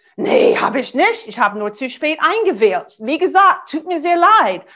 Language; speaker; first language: German; non-native, fluent; English